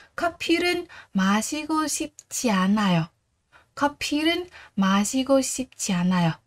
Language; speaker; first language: Korean; non-native, fluent; Vietnamese